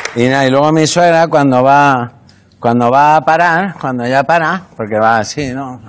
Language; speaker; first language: Spanish; native; Spanish